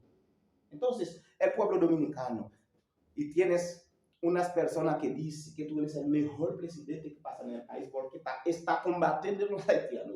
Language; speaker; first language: Spanish; non-native, learner; Haitian Creole